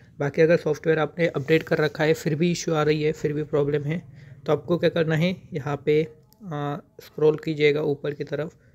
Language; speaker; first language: Hindi; native; Hindi